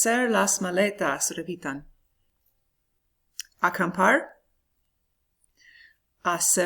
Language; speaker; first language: Spanish; non-native, fluent; English